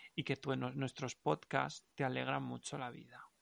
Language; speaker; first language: Spanish; non-native, local second language; Catalan